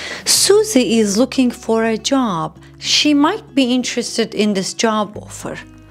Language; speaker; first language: English; non-native, fluent; Turkish